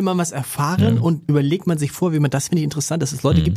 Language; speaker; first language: German; native; German